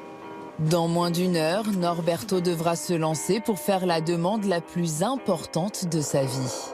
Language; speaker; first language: French; native; French